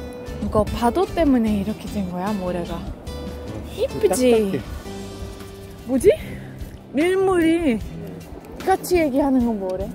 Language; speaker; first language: Korean; non-native, fluent; Dutch